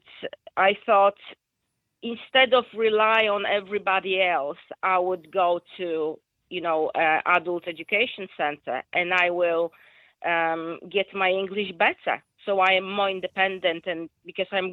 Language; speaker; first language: English; non-native, fluent; Polish